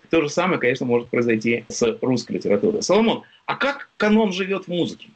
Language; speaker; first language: Russian; native; Russian